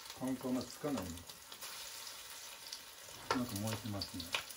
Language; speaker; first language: Japanese; native; Japanese